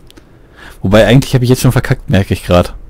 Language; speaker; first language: German; native; German